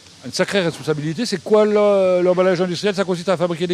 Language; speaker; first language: French; native; French